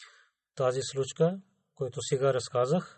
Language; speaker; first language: Bulgarian; non-native, learner; Urdu